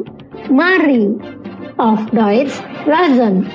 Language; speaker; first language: German; non-native, learner; Indonesian